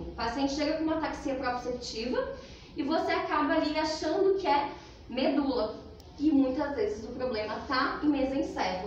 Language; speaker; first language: Portuguese; native; Portuguese